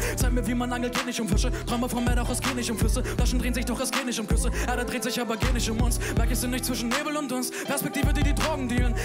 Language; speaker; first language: German; native; German